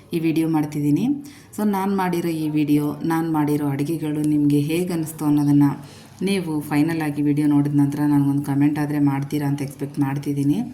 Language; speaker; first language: Kannada; non-native, local second language; Telugu